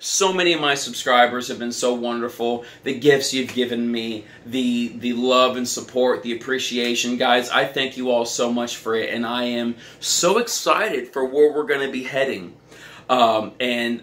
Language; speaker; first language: English; native; English